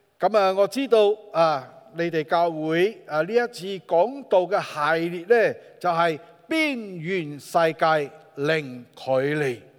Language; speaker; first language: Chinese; non-native, local second language; Min Nan Chinese